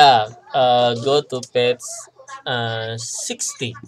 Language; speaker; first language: English; non-native, learner; Indonesian